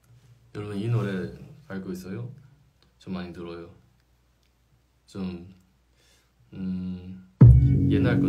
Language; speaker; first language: Korean; non-native, fluent; Chinese